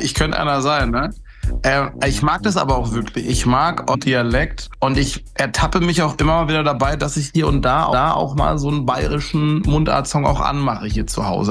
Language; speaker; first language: German; native; German